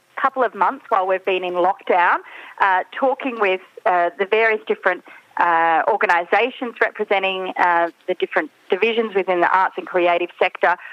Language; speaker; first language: English; native; English